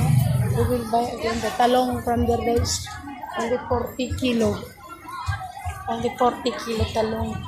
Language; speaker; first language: English; non-native, local second language; Cebuano